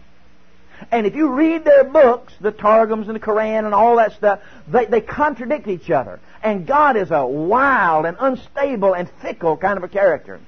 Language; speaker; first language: English; native; English